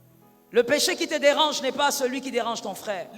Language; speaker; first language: French; non-native, local second language; Lingala